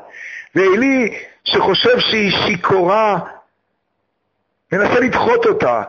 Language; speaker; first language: Hebrew; native; Hebrew